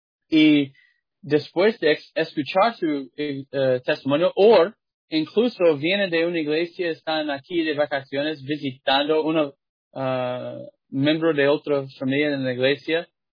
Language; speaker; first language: Spanish; non-native, fluent; English